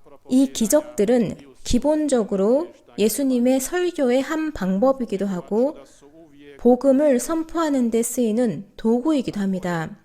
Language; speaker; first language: Korean; native; Korean